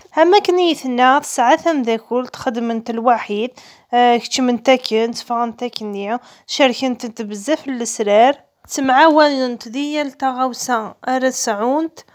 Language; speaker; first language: Arabic; non-native, local second language; Kabyle